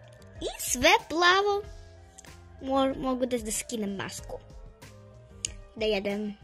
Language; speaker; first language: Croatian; early bilingual, other home language; Russian